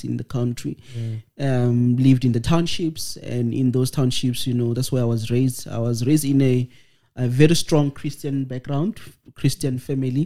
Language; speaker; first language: English; non-native, local second language; Northern Sotho